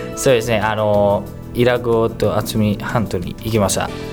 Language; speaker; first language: Japanese; non-native, fluent; Indonesian